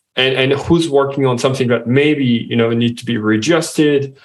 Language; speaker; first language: English; non-native, fluent; French